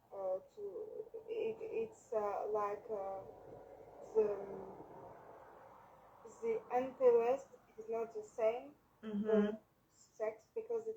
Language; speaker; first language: English; non-native, learner; French